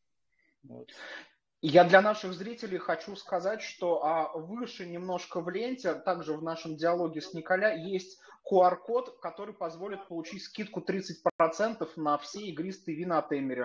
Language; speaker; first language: Russian; native; Russian